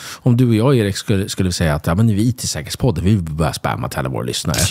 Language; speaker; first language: Swedish; native; Swedish